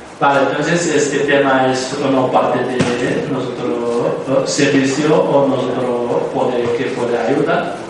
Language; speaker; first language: Spanish; non-native, learner; Tibetan